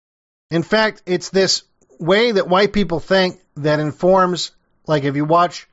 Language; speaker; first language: English; native; English